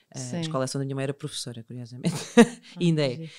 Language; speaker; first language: Portuguese; native; Portuguese